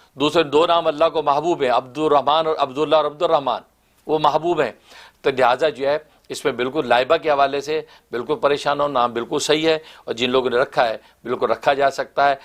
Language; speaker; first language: Urdu; native; Urdu